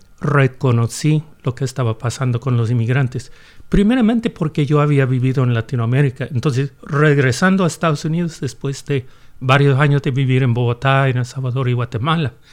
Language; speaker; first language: Spanish; non-native, fluent; English